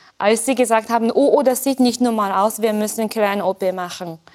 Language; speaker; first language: German; non-native, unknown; Japanese